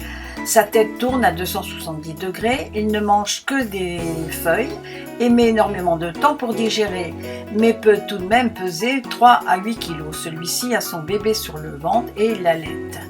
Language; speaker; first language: French; native; French